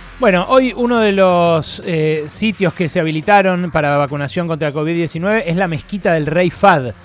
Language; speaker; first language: Spanish; native; Spanish